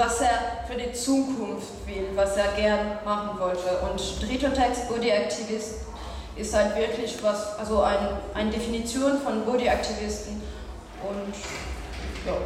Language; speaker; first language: German; non-native, fluent; French